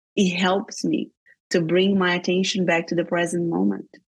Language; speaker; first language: English; non-native, fluent; Portuguese